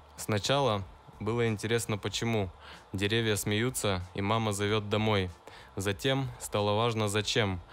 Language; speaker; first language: Russian; native; Russian